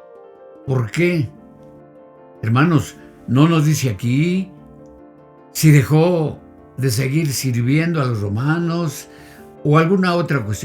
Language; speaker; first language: Spanish; native; Spanish